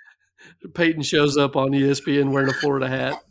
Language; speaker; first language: English; native; English